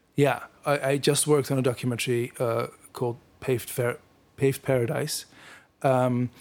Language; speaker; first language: English; non-native, fluent; Dutch